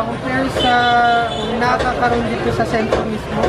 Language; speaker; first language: Filipino; non-native, local second language; Cebuano